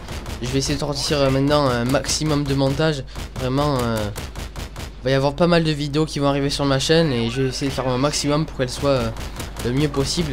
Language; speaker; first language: French; native; French